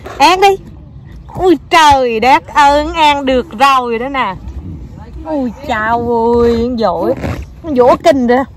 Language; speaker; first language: Vietnamese; native; Vietnamese